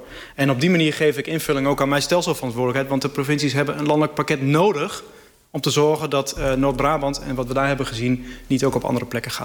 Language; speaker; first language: Dutch; native; Dutch